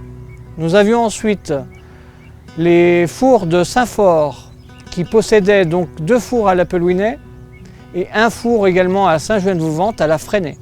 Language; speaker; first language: French; native; French